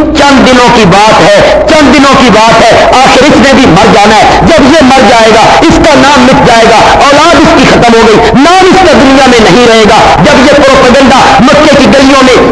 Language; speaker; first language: Urdu; non-native, local second language; Punjabi